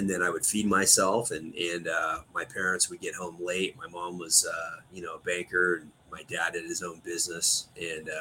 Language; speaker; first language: English; native; English